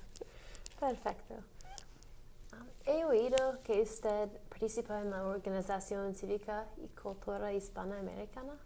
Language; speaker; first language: Spanish; non-native, learner; English